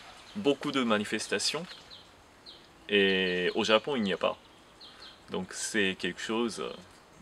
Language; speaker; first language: French; non-native, fluent; Japanese